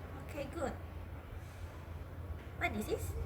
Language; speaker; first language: English; non-native, learner; Indonesian